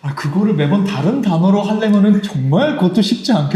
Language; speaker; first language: Korean; native; Korean